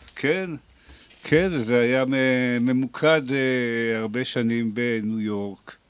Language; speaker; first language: Hebrew; native; Hebrew